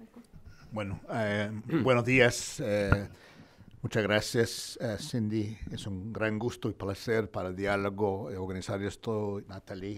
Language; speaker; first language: Spanish; non-native, fluent; English